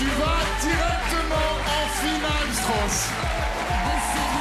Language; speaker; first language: French; native; French